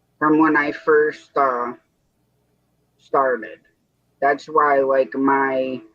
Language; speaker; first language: English; native; English